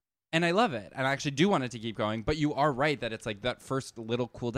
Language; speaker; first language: English; native; English